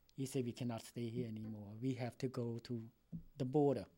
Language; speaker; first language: English; non-native, fluent; Khmer